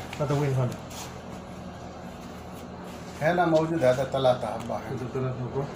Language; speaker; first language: Arabic; non-native, learner; Filipino